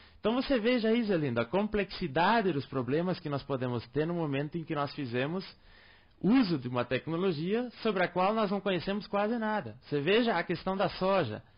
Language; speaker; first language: Portuguese; non-native, local second language; German